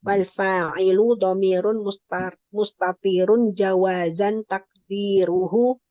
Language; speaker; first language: Arabic; non-native, learner; Indonesian